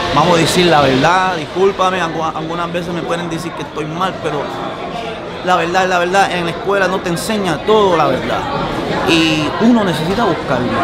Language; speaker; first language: Spanish; early bilingual, heritage; Spanish